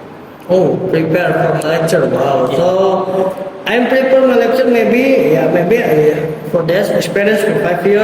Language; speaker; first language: English; non-native, learner; Indonesian